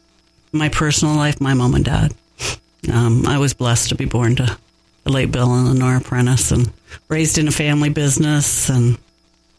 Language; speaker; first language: English; native; English